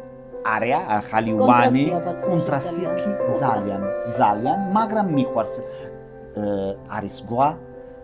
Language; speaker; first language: Georgian; non-native, learner; Italian